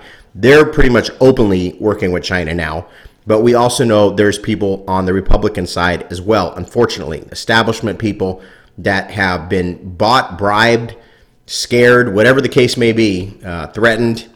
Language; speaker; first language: English; native; English